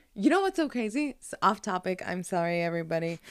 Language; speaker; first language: English; early bilingual, heritage; Spanish